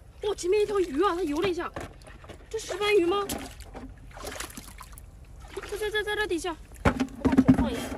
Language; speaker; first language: Chinese; native; Chinese